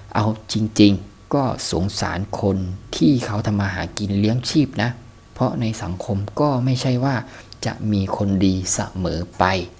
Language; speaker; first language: Thai; native; Thai